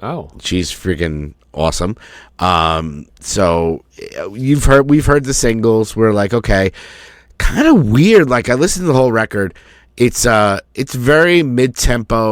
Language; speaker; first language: English; native; English